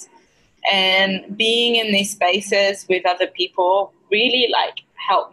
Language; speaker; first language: English; non-native, fluent; Greek